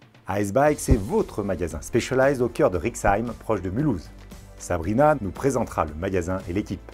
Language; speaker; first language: French; native; French